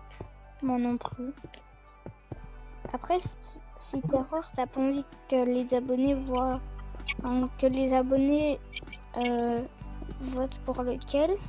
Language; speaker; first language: French; native; French